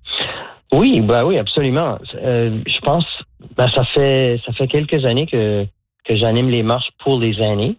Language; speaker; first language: French; native; French